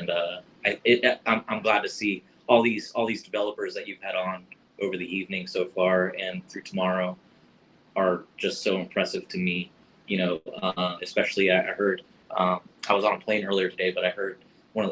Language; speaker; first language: English; native; English